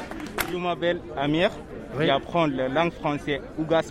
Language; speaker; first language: French; non-native, learner; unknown